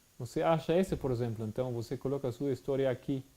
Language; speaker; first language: Portuguese; non-native, fluent; Spanish